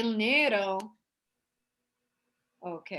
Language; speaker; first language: Italian; non-native, fluent; English